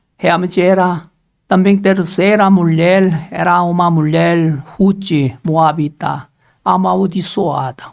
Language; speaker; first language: Portuguese; non-native, learner; Korean